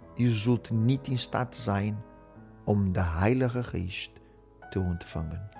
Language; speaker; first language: Dutch; non-native, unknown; Portuguese